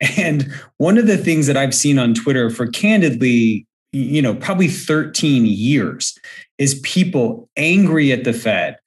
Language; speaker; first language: English; native; English